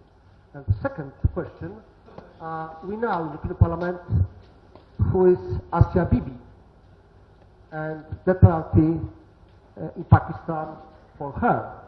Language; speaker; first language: English; non-native, learner; Polish